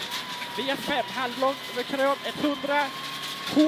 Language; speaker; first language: Swedish; native; Swedish